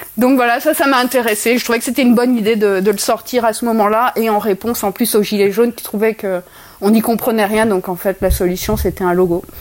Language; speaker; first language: French; native; French